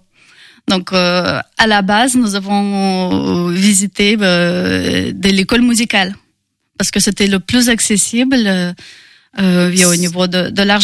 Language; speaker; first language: French; non-native, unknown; Russian